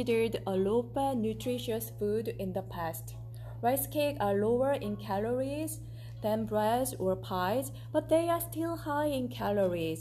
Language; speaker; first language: English; non-native, fluent; Korean